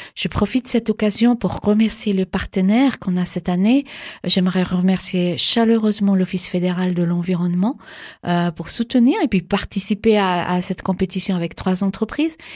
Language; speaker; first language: French; native; French